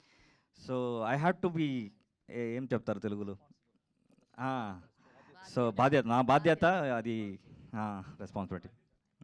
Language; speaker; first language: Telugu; non-native, learner; Kannada